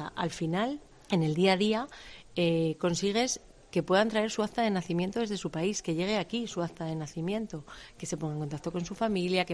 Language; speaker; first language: Spanish; native; Spanish